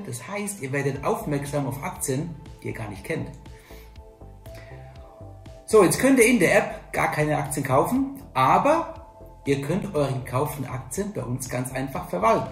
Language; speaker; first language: German; native; German